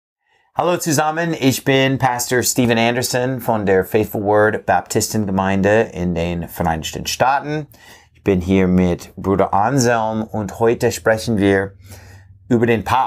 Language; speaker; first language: German; non-native, fluent; English